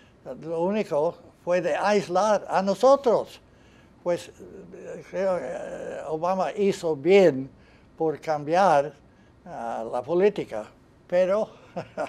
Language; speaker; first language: Spanish; non-native, fluent; English